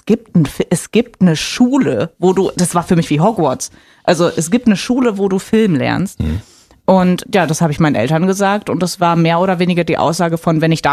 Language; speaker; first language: German; native; German